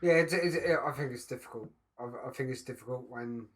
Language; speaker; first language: English; native; English